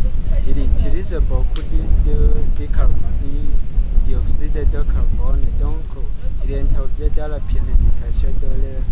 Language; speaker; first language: French; non-native, local second language; Rundi